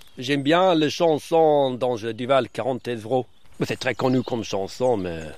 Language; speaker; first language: French; early bilingual, other home language; English